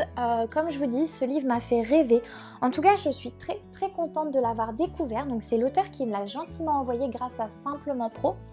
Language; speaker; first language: French; native; French